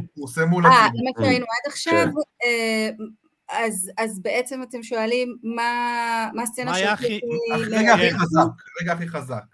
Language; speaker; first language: Hebrew; native; Hebrew